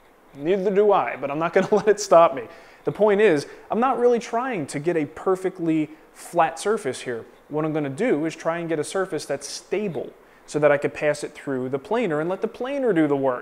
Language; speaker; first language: English; native; English